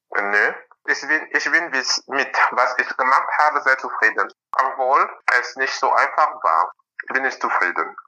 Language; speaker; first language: German; non-native, fluent; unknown